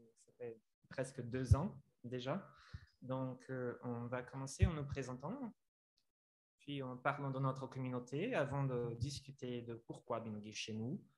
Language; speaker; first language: French; non-native, fluent; Portuguese